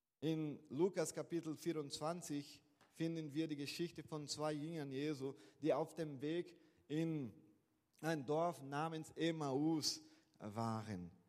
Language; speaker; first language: German; non-native, fluent; Portuguese